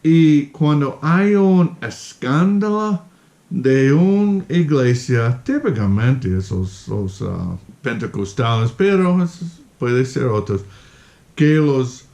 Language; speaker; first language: Spanish; non-native, fluent; English